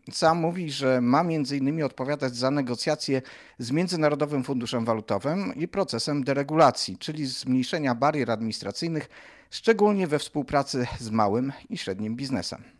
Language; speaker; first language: Polish; native; Polish